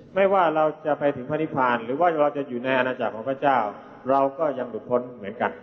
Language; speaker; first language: Thai; native; Thai